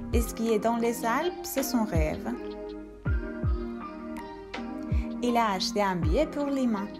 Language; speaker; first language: French; non-native, fluent; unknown